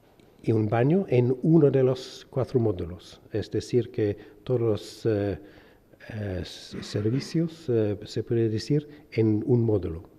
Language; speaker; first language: Spanish; non-native, fluent; English